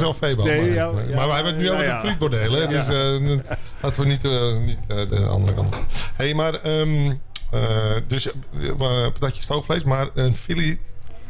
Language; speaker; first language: Dutch; native; Dutch